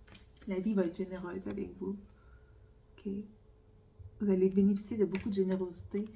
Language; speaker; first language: French; native; French